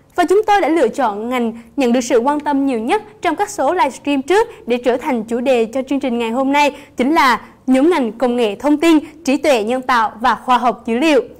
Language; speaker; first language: Vietnamese; native; Vietnamese